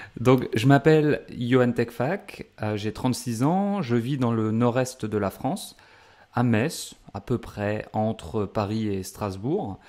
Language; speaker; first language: French; native; French